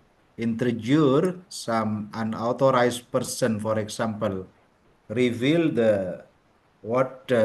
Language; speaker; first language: English; non-native, learner; Indonesian